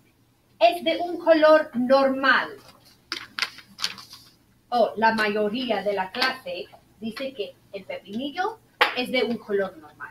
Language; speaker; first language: Spanish; non-native, fluent; English